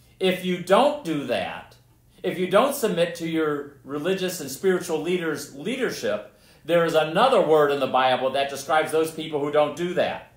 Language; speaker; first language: English; native; English